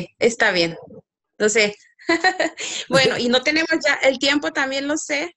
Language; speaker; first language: Spanish; native; Spanish